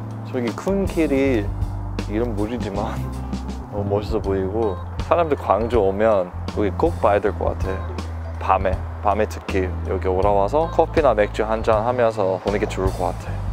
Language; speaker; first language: Korean; non-native, fluent; English